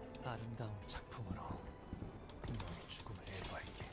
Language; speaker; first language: Korean; native; Korean